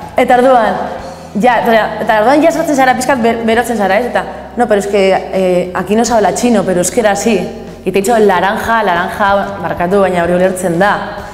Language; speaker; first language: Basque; non-native, local second language; Spanish